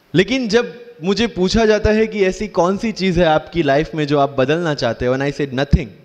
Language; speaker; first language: Hindi; non-native, local second language; Gujarati